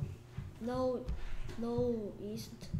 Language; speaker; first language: English; non-native, learner; Korean